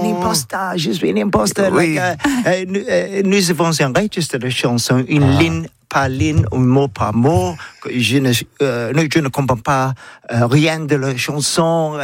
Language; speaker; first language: French; non-native, learner; English